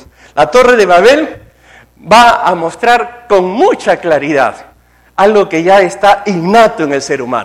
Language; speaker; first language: Spanish; native; Spanish